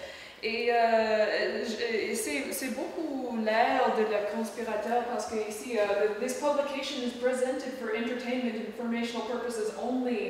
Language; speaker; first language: French; non-native, learner; English